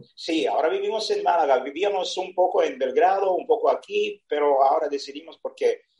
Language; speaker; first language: Spanish; non-native, fluent; Serbian